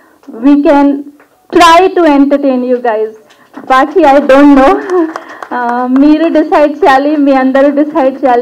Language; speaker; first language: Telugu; non-native, learner; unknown